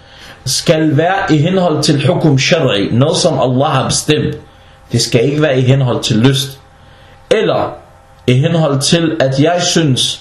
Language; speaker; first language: Danish; non-native, fluent; Arabic